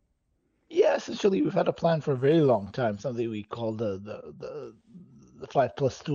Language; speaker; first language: English; non-native, fluent; Bosnian